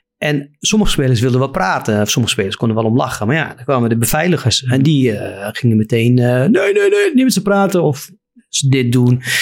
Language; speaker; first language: Dutch; non-native, fluent; Arabic